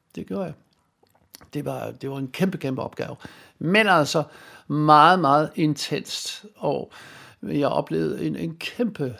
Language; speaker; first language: Danish; non-native, fluent; Dutch